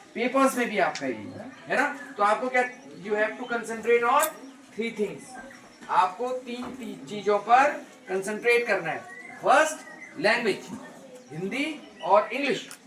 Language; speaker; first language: Hindi; native; Hindi